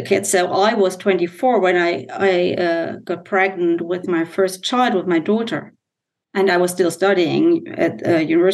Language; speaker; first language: English; non-native, fluent; German